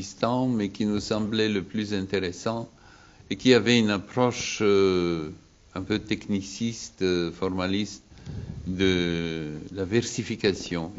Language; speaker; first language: French; non-native, fluent; Bulgarian